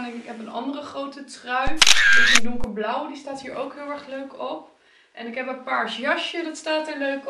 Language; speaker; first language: Dutch; native; Dutch